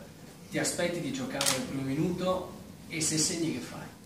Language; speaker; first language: Italian; native; Italian